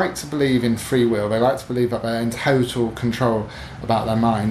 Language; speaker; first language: English; native; English